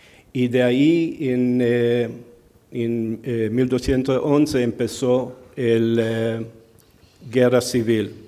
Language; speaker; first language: Spanish; early bilingual, heritage; Spanish